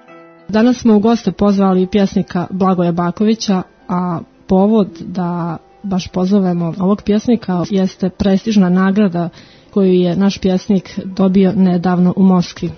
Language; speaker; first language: Serbian; native; Serbian